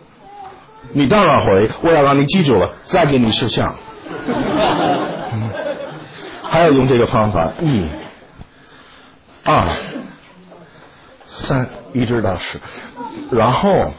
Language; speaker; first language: Chinese; non-native, fluent; English